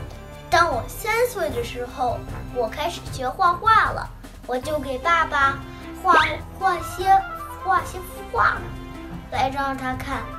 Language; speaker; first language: Chinese; early bilingual, heritage; Chinese